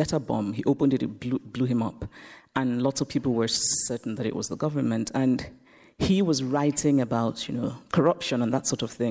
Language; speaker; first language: English; non-native, local second language; Igbo